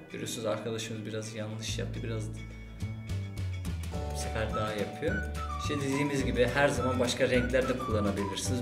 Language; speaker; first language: Turkish; early bilingual, heritage; Turkish